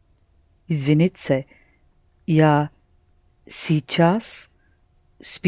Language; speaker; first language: Russian; non-native, learner; English